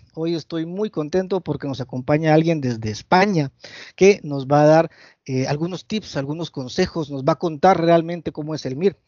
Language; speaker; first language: Spanish; native; Spanish